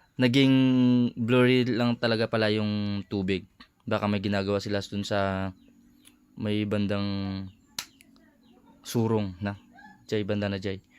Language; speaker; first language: Filipino; non-native, local second language; Iloko